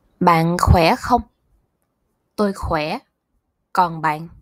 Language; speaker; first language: Vietnamese; non-native, learner; German